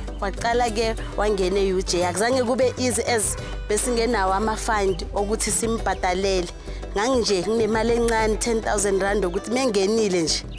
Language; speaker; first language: Zulu; non-native, local second language; Southern Sotho